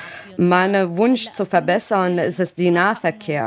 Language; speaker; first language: German; non-native, learner; Arabic